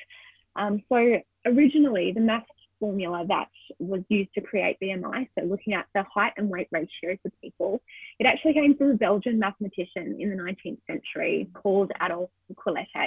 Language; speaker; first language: English; native; English